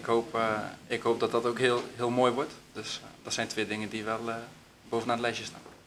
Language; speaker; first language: Dutch; native; Dutch